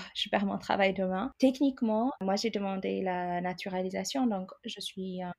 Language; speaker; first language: French; non-native, fluent; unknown